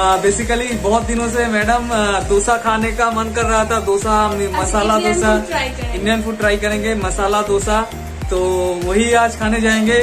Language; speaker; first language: Hindi; non-native, local second language; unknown